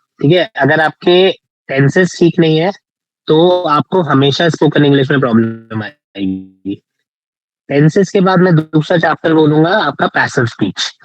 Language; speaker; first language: Hindi; native; Hindi